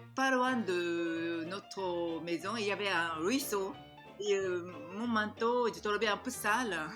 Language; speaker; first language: French; non-native, fluent; Japanese